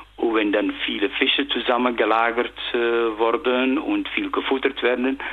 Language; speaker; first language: German; non-native, fluent; Dutch